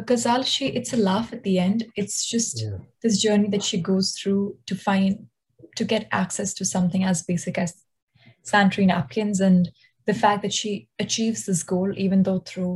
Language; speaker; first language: English; non-native, local second language; Hindi